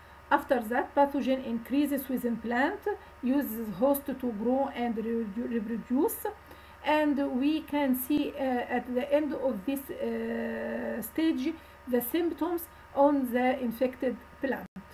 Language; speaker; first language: English; non-native, fluent; Arabic